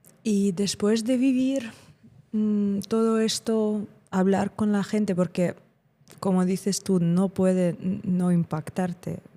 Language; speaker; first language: Spanish; non-native, fluent; Ukrainian